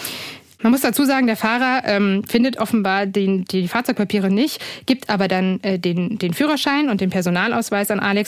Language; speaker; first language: German; native; German